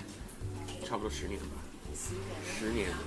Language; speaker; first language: Chinese; non-native, fluent; English